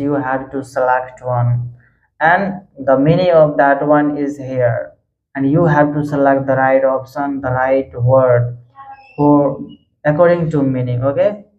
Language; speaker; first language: English; non-native, local second language; Hindi